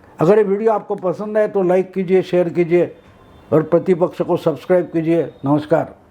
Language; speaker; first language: Hindi; non-native, local second language; Marathi